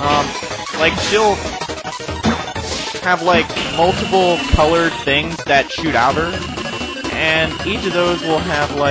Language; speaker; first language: English; native; English